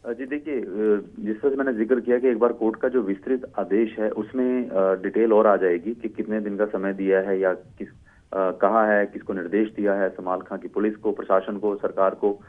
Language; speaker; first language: Hindi; native; Hindi